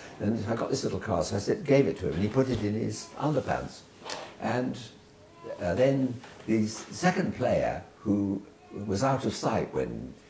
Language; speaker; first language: English; native; English